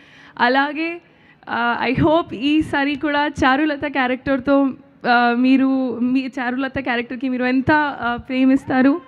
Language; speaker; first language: Telugu; non-native, learner; Hindi